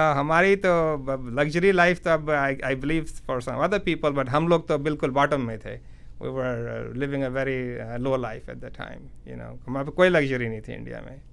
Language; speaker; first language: Hindi; native; Hindi